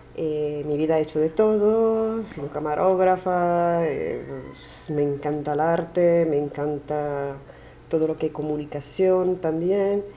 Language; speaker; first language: Spanish; non-native, fluent; Italian